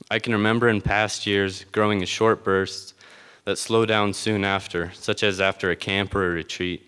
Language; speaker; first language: English; native; English